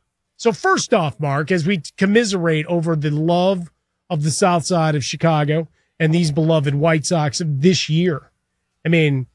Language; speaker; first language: English; native; English